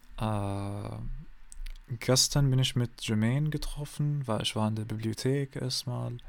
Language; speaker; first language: German; non-native, learner; English